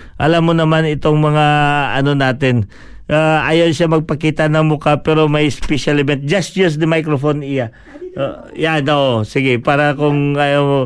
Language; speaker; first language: Filipino; non-native, local second language; Cebuano